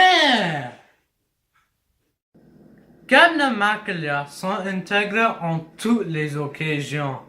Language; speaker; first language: French; non-native, learner; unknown